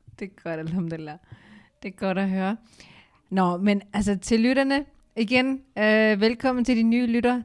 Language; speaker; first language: Danish; early bilingual, other home language; Urdu